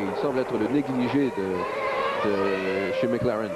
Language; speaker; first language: French; native; French